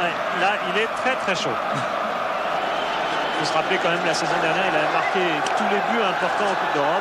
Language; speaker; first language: French; native; French